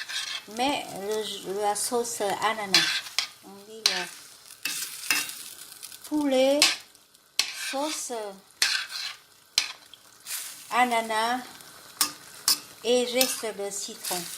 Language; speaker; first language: French; non-native, learner; Vietnamese